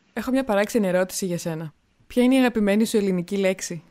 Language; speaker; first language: Greek; native; Greek